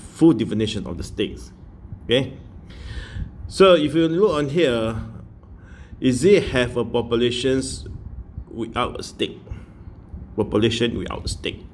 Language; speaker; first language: English; non-native, local second language; Malay